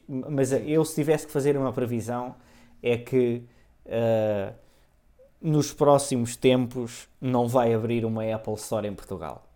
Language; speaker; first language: Portuguese; native; Portuguese